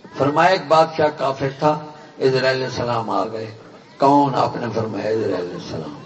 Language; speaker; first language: Urdu; non-native, local second language; Punjabi